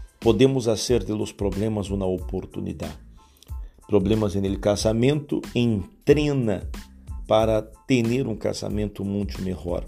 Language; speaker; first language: Portuguese; non-native, learner; Spanish